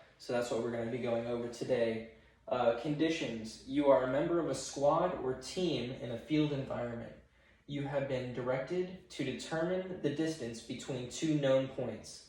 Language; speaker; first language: English; native; English